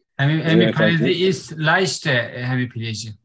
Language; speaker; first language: German; non-native, learner; Turkish